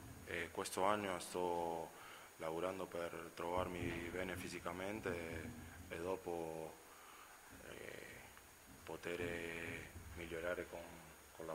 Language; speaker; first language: Italian; non-native, fluent; Spanish